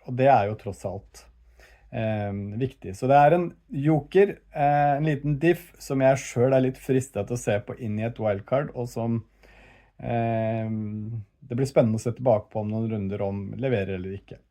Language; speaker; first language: Norwegian; native; Norwegian